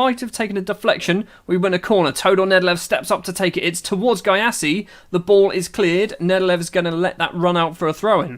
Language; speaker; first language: English; native; English